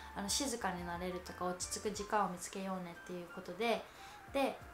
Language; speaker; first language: Japanese; native; Japanese